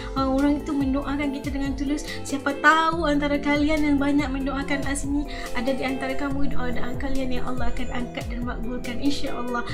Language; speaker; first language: Malay; native; Malay